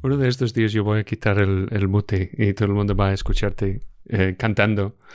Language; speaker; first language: Spanish; non-native, fluent; English